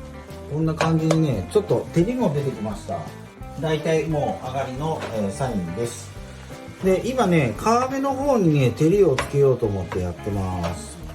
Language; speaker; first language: Japanese; native; Japanese